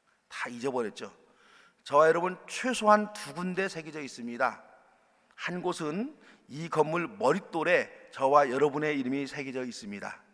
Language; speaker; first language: Korean; native; Korean